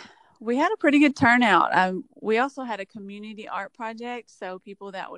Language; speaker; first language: English; native; English